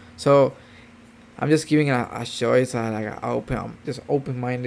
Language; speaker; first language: English; non-native, local second language; Spanish